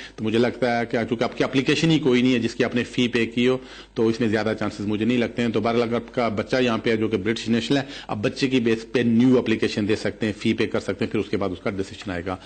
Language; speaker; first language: Urdu; native; Urdu